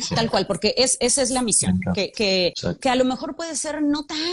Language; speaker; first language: Spanish; native; Spanish